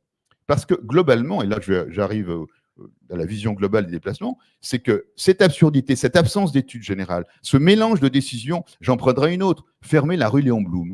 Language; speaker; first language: French; native; French